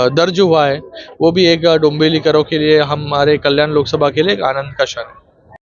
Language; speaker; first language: Hindi; non-native, local second language; Marathi